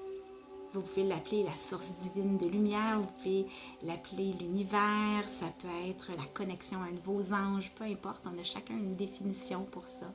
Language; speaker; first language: French; native; French